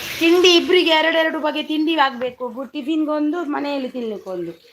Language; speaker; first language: Kannada; non-native, local second language; Tulu